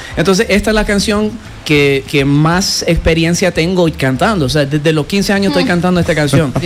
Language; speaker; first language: Spanish; non-native, fluent; English